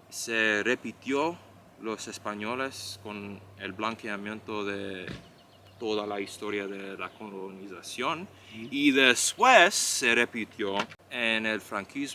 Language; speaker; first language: Spanish; non-native, fluent; English